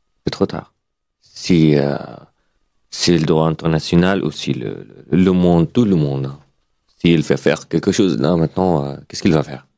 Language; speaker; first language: French; non-native, fluent; Arabic